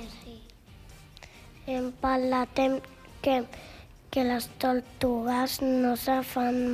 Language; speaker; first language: Catalan; non-native, local second language; Spanish